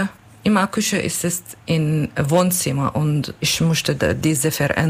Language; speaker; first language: German; non-native, learner; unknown